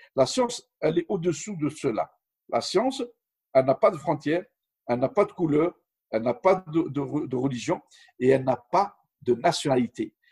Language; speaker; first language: French; non-native, local second language; Arabic